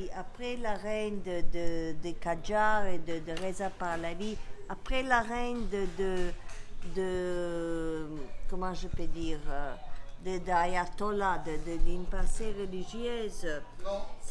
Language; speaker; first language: French; non-native, fluent; Serbian